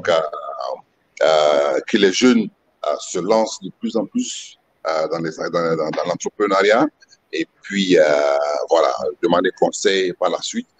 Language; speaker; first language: French; non-native, local second language; Mossi